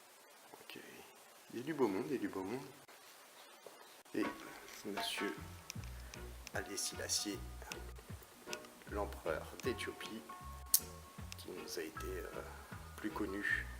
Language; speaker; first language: French; native; French